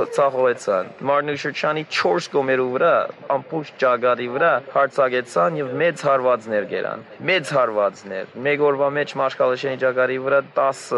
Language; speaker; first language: Armenian; non-native, fluent; English